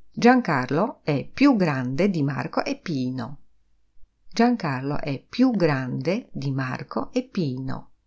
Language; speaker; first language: Italian; non-native, fluent; Polish